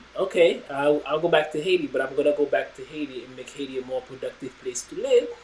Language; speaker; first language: English; early bilingual, other home language; Haitian Creole